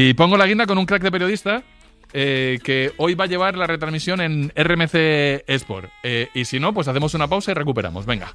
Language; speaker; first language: Spanish; native; Spanish